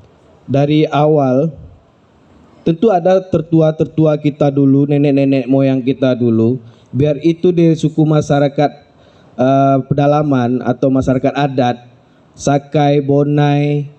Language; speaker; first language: Indonesian; native; Indonesian